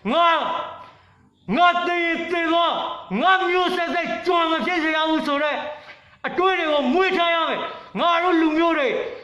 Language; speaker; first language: Burmese; non-native, local second language; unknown